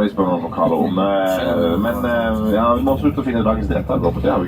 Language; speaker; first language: Norwegian; native; Norwegian